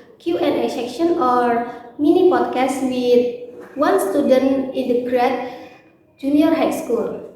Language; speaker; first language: English; non-native, learner; Indonesian